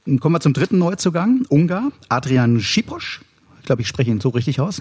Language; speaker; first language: German; native; German